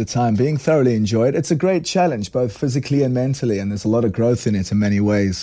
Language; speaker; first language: English; native; English